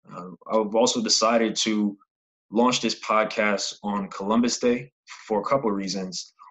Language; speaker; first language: English; native; English